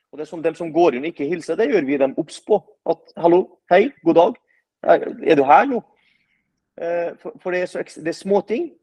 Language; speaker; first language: Norwegian; early bilingual, other home language; Arabic